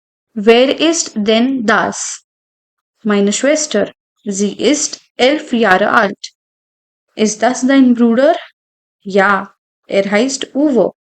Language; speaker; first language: German; non-native, fluent; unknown